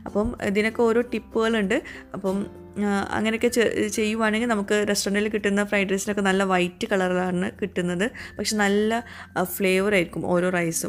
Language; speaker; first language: Malayalam; native; Malayalam